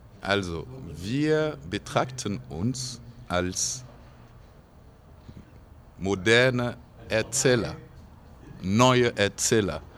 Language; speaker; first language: German; non-native, fluent; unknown